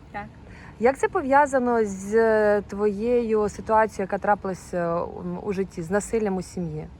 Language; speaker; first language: Ukrainian; native; Ukrainian